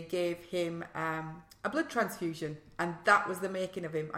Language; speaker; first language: English; native; English